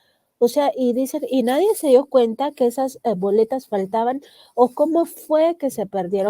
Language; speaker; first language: Spanish; native; Spanish